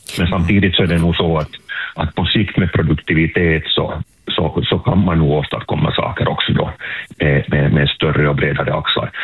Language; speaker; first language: Swedish; native; Swedish